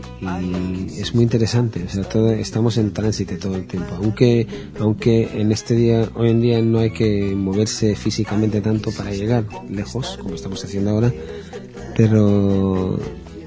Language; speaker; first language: Spanish; non-native, fluent; Hebrew